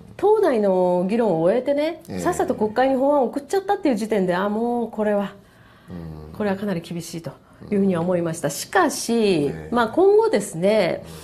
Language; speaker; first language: Japanese; native; Japanese